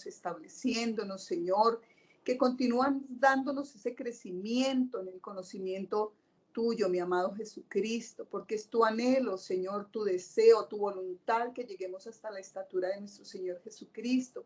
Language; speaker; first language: Spanish; native; Spanish